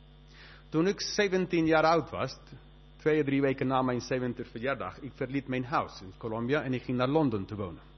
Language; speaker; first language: Dutch; non-native, fluent; Spanish